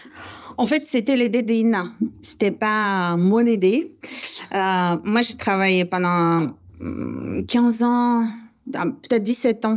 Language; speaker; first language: French; non-native, fluent; Russian